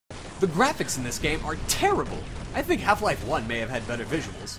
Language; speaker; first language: English; native; English